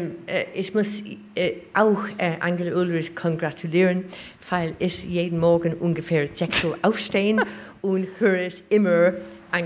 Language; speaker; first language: German; non-native, learner; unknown